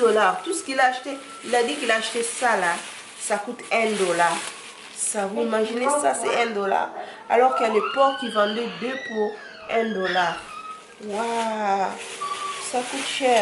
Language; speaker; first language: French; non-native, local second language; Lingala